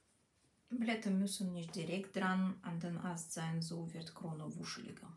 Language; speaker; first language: German; non-native, fluent; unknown